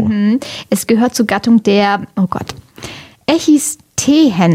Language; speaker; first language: German; native; German